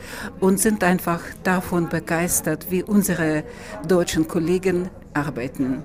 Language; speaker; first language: German; non-native, fluent; Russian